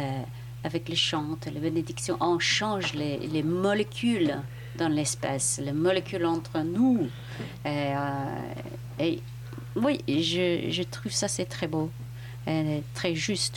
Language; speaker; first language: French; non-native, fluent; English